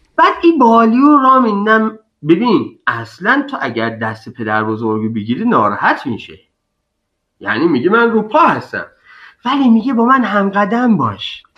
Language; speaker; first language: Persian; native; Persian